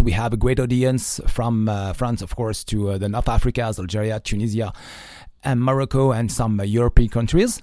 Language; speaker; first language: English; non-native, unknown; French